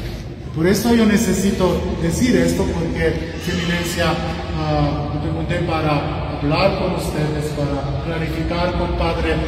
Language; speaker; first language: Spanish; non-native, learner; Romanian